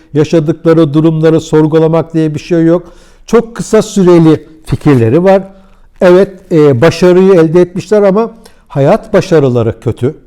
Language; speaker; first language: Turkish; early bilingual, heritage; Turkish